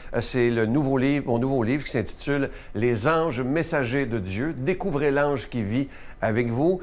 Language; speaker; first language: French; native; French